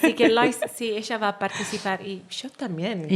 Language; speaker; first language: Spanish; non-native, learner; Welsh